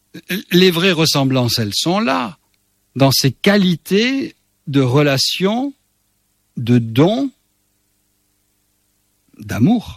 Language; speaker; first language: French; native; French